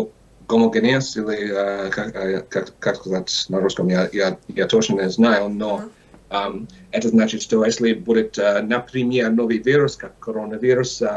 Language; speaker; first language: Russian; non-native, learner; English